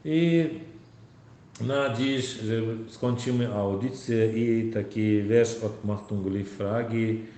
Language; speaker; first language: Polish; non-native, learner; Turkmen